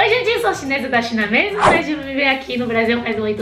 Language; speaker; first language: Portuguese; non-native, fluent; Chinese